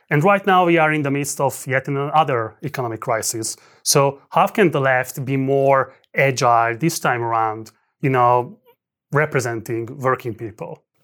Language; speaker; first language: English; non-native, fluent; Hungarian